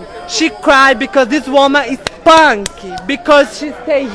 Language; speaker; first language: English; non-native, learner; Spanish